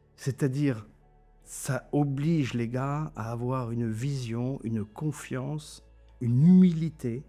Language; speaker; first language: French; non-native, local second language; German